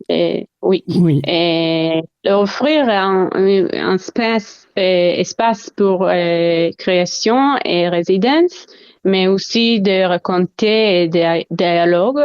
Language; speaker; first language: French; non-native, learner; Hebrew